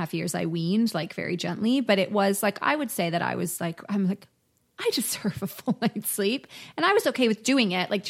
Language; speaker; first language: English; native; English